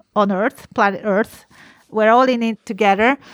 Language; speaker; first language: English; non-native, fluent; Italian